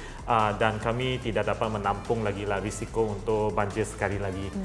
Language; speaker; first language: Malay; native; Malay